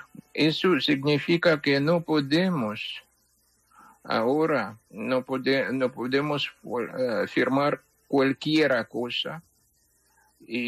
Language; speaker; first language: Spanish; non-native, fluent; Ukrainian